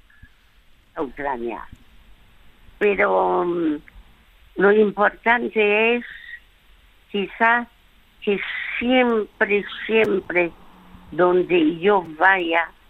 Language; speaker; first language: Spanish; early bilingual, other home language; French